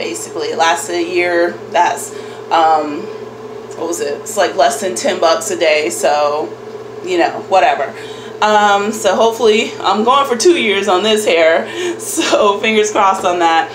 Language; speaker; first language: English; native; English